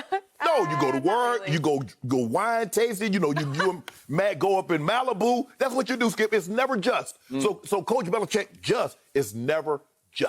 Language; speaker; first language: English; native; English